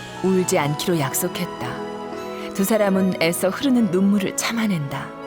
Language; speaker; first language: Korean; native; Korean